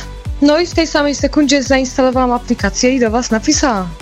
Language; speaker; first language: Polish; native; Polish